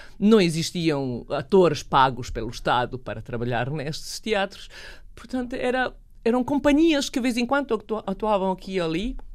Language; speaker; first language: Portuguese; non-native, fluent; Serbian